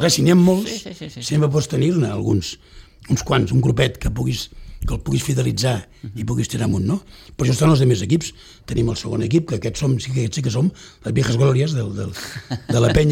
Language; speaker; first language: Catalan; native; Catalan